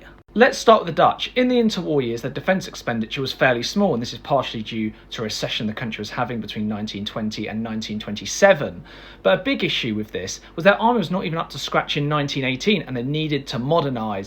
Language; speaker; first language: English; native; English